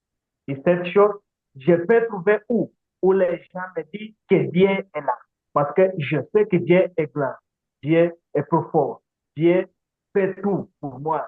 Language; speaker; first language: French; non-native, learner; Portuguese